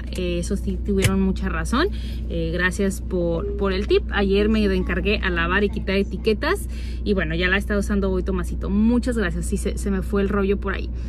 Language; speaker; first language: Spanish; native; Spanish